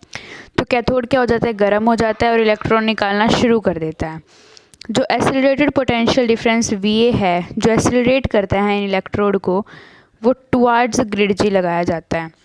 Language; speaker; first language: Hindi; native; Hindi